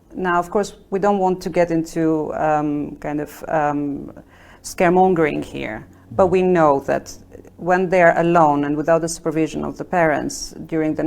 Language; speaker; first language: English; non-native, fluent; Albanian